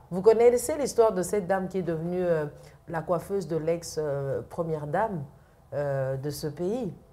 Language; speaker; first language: French; non-native, local second language; Lingala